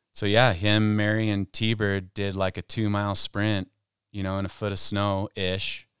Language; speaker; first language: English; native; English